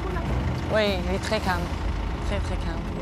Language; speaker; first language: French; non-native, fluent; English